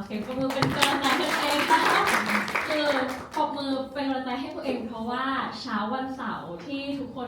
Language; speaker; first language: Thai; native; Thai